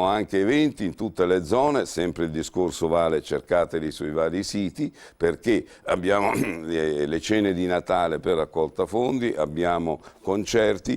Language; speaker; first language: Italian; native; Italian